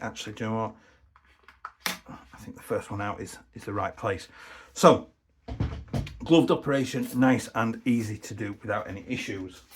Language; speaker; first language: English; native; English